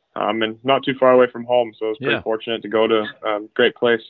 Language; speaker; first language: English; native; English